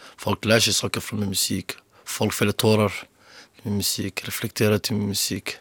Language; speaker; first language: Swedish; early bilingual, other home language; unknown